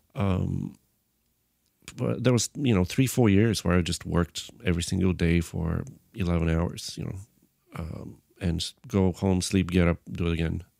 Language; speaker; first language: English; non-native, fluent; Bulgarian